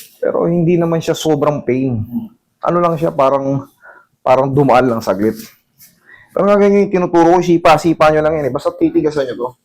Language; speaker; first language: Filipino; native; Filipino